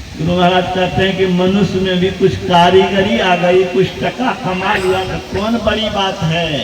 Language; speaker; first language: Hindi; native; Hindi